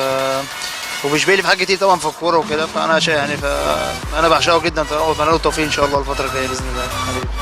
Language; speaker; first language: Arabic; native; Arabic